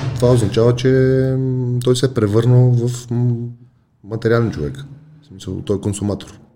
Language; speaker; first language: Bulgarian; native; Bulgarian